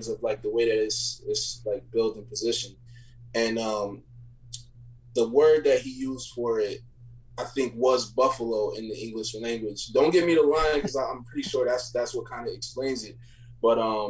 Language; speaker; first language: English; native; English